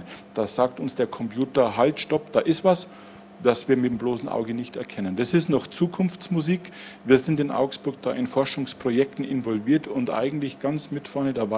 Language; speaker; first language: German; native; German